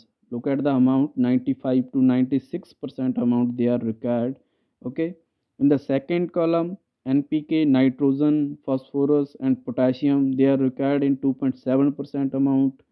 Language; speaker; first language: English; non-native, local second language; Punjabi